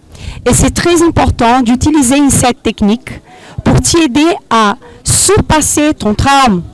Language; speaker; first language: French; non-native, fluent; Portuguese